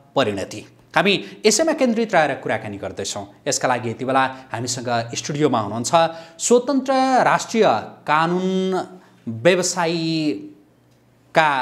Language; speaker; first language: Nepali; native; Nepali